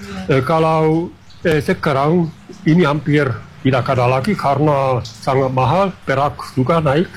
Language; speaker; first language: Indonesian; non-native, fluent; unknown